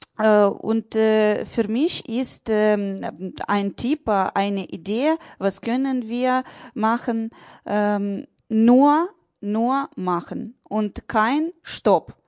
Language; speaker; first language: German; non-native, learner; Ukrainian